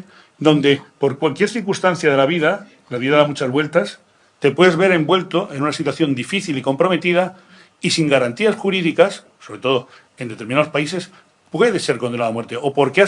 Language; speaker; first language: Spanish; native; Spanish